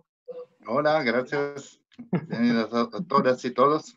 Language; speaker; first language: Spanish; non-native, fluent; Italian